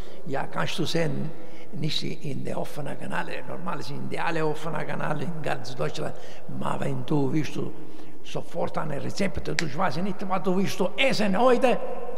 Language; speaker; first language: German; non-native, learner; Italian